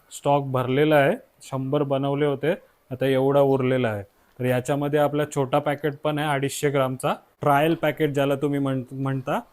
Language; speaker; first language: Marathi; native; Marathi